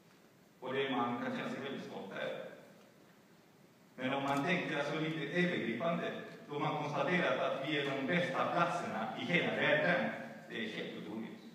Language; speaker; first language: Swedish; non-native, fluent; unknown